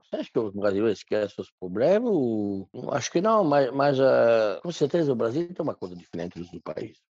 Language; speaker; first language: Portuguese; non-native, fluent; French